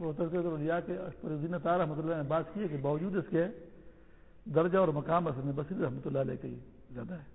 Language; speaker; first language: Urdu; non-native, local second language; Pashto